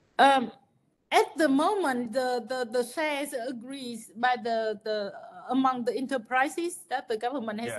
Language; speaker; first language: English; non-native, fluent; Vietnamese